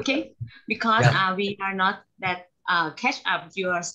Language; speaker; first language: English; non-native, learner; Thai